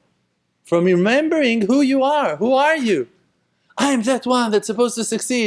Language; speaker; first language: English; non-native, fluent; Hebrew